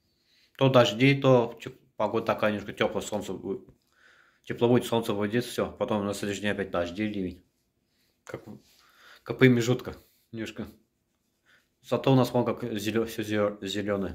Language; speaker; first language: Russian; non-native, local second language; Azerbaijani